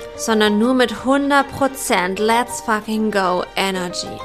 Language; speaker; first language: German; native; German